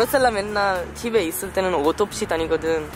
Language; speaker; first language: Korean; non-native, fluent; Italian